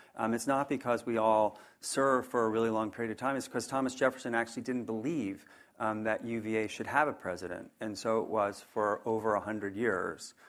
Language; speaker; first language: English; native; English